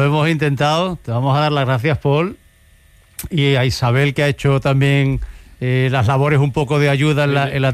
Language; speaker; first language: Spanish; native; Spanish